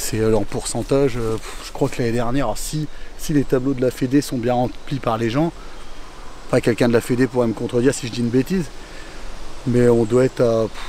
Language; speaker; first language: French; native; French